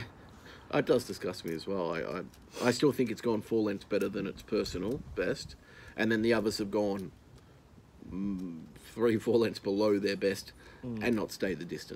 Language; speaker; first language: English; native; English